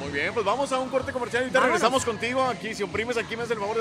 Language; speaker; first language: Spanish; native; Spanish